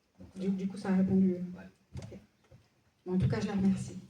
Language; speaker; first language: French; native; French